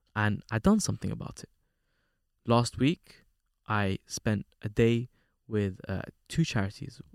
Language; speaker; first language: English; native; English